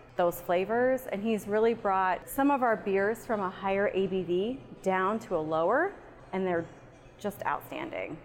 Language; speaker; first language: English; native; English